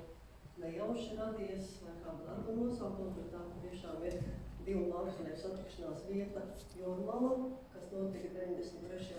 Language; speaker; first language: Latvian; native; Latvian